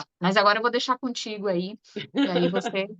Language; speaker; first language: Portuguese; native; Portuguese